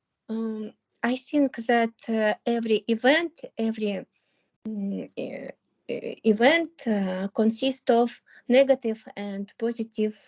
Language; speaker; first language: English; non-native, learner; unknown